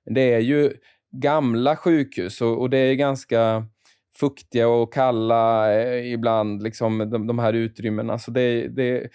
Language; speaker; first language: Swedish; native; Swedish